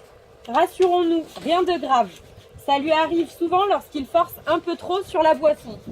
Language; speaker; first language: French; native; French